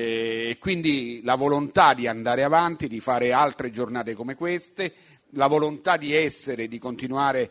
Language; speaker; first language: Italian; native; Italian